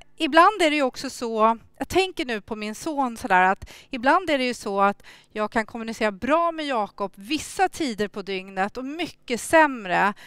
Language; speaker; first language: Swedish; early bilingual, other home language; Thai